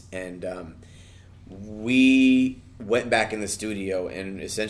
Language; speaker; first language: English; native; English